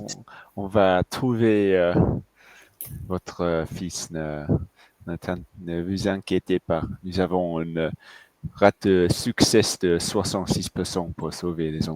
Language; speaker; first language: French; non-native, fluent; English